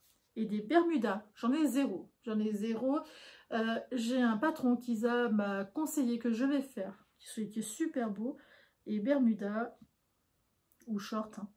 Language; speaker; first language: French; native; French